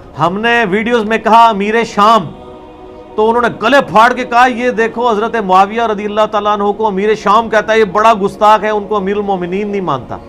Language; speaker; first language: Urdu; non-native, local second language; Punjabi